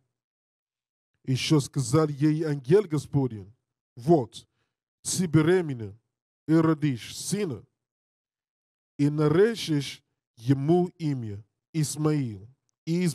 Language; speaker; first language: Russian; non-native, learner; English